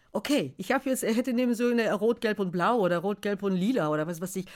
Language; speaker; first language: German; non-native, fluent; Bulgarian